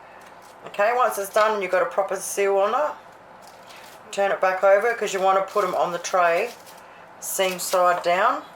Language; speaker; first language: English; native; English